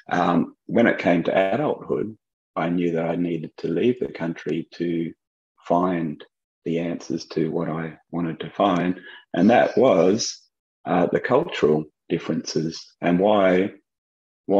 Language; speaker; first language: English; native; English